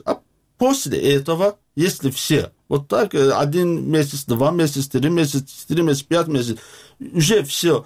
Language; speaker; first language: Russian; non-native, learner; Azerbaijani